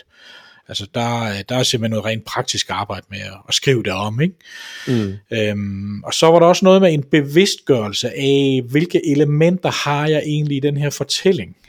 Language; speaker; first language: Danish; native; Danish